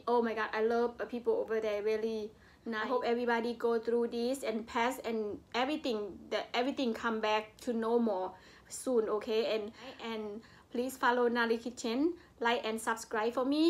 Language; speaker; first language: English; non-native, learner; Northeastern Thai